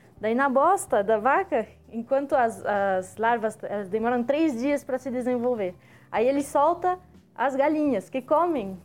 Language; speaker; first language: Portuguese; non-native, fluent; French